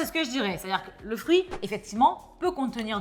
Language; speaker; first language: French; native; French